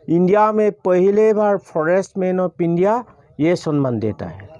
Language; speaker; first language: Hindi; non-native, local second language; Assamese